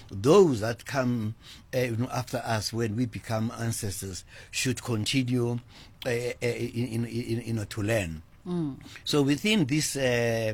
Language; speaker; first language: English; non-native, local second language; Zulu